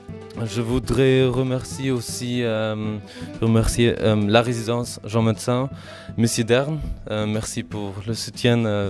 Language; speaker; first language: French; non-native, fluent; German